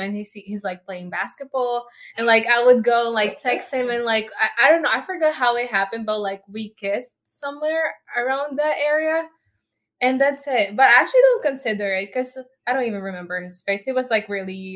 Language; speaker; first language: English; non-native, local second language; Filipino